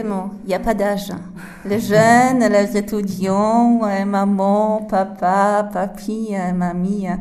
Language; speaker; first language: French; non-native, fluent; Polish